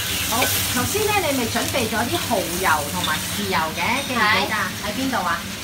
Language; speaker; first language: Cantonese; native; Cantonese